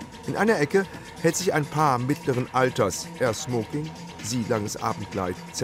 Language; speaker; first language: German; native; German